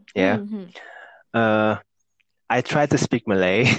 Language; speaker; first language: English; non-native, fluent; Indonesian